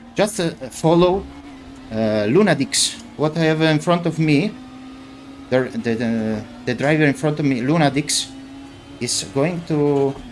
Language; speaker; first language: English; non-native, learner; Italian